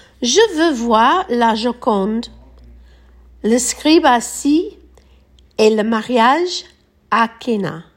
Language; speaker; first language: French; non-native, learner; English